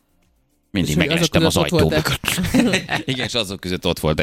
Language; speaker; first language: Hungarian; native; Hungarian